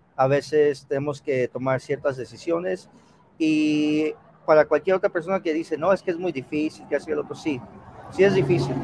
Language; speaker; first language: Spanish; early bilingual, heritage; Spanish